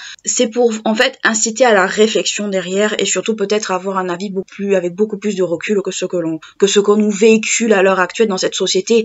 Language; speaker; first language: French; native; French